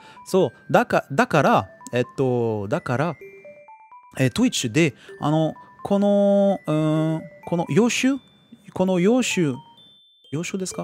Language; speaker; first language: Japanese; non-native, learner; French